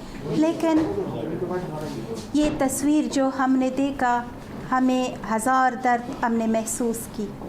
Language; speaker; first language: Hindi; non-native, fluent; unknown